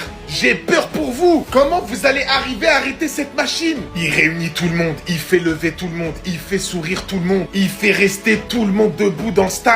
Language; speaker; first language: French; native; French